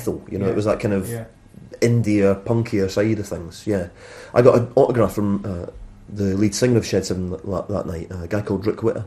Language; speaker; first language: English; native; English